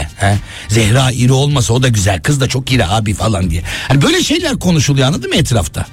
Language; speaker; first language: Turkish; native; Turkish